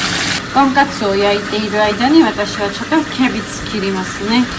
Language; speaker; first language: Japanese; non-native, learner; Georgian